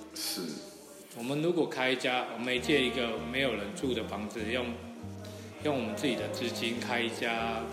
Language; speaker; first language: Chinese; non-native, local second language; Min Nan Chinese